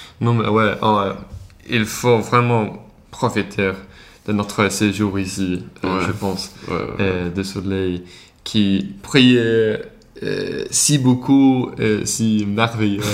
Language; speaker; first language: French; non-native, learner; Swedish